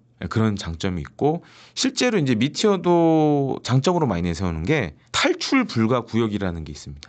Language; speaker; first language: Korean; native; Korean